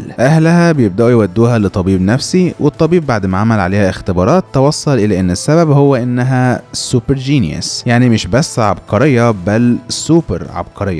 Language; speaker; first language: Arabic; native; Arabic